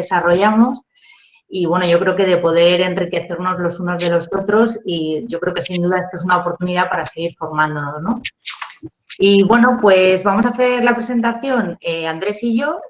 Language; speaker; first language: Spanish; native; Spanish